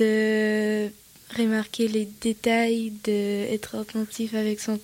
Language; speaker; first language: French; non-native, learner; Russian